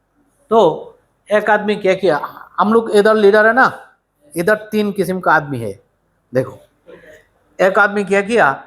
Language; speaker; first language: Hindi; non-native, learner; Bangla